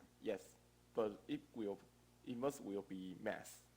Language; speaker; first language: English; non-native, learner; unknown